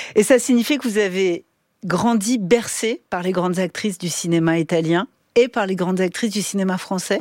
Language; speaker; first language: French; native; French